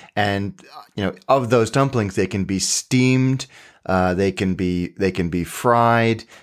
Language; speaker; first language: English; native; English